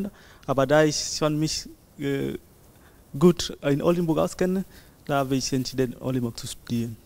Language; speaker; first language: German; non-native, learner; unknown